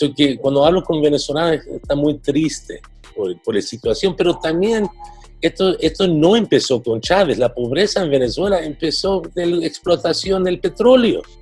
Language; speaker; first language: Spanish; early bilingual, heritage; Spanish